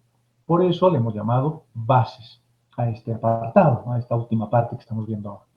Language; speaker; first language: Spanish; native; Spanish